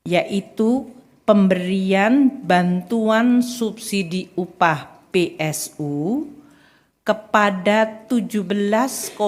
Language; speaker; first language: Indonesian; native; Indonesian